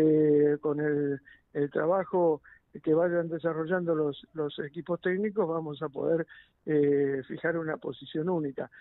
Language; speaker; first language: Spanish; native; Spanish